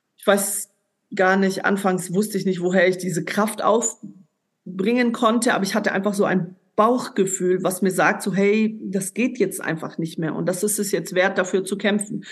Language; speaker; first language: German; native; German